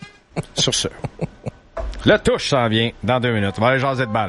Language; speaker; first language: French; native; French